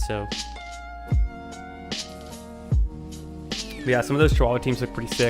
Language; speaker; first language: English; native; English